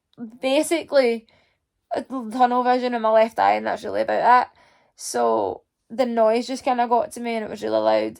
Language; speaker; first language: English; native; English